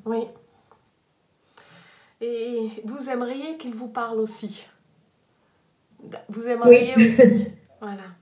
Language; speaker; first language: French; native; French